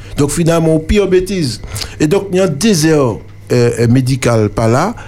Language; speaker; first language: French; native; French